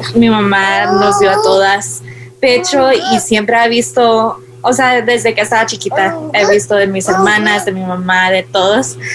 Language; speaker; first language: Spanish; early bilingual, heritage; Spanish